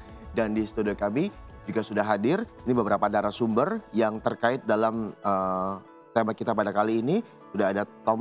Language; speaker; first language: Indonesian; native; Indonesian